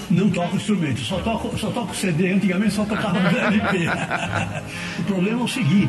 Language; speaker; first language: Portuguese; native; Portuguese